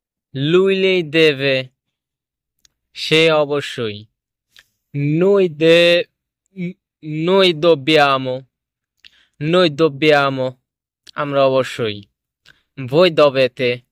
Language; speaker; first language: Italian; non-native, learner; Bangla